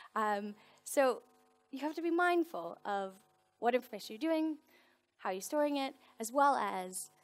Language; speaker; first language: English; native; English